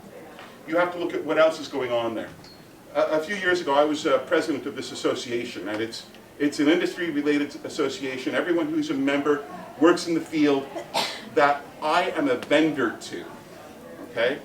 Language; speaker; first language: English; native; English